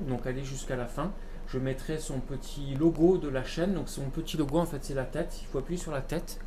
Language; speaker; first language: French; native; French